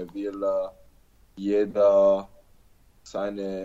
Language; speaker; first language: German; non-native, learner; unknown